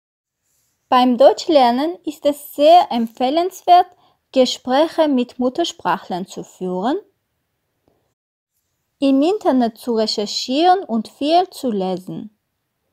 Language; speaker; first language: German; non-native, fluent; Armenian